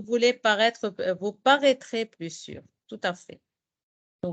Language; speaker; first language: French; non-native, fluent; Arabic